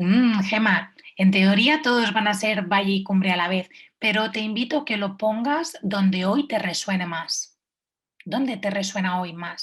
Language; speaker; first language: Spanish; native; Spanish